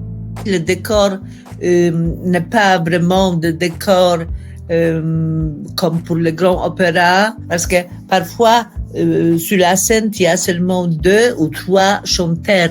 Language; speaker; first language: French; non-native, fluent; Polish